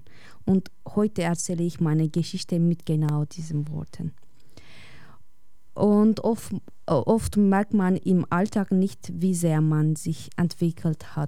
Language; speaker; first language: German; non-native, fluent; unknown